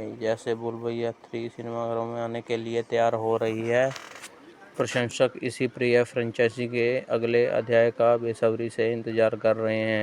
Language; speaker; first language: Hindi; native; Hindi